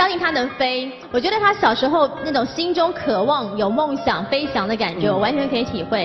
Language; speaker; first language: Chinese; native; Chinese